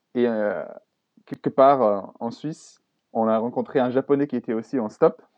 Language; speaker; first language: French; non-native, fluent; German